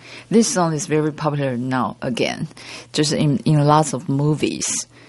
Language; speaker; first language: English; non-native, learner; Chinese